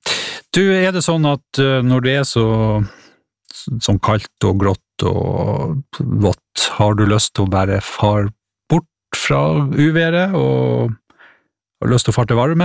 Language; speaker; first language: Norwegian; native; Norwegian